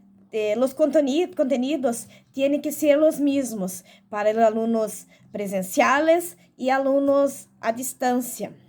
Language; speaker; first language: Spanish; non-native, learner; Portuguese